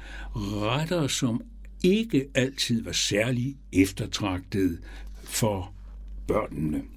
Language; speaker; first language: Danish; native; Danish